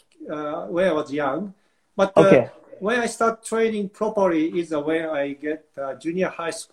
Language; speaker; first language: English; non-native, fluent; Japanese